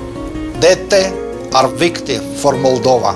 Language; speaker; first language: Norwegian; non-native, learner; Romanian